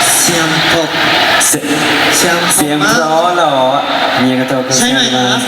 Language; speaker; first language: Thai; native; Thai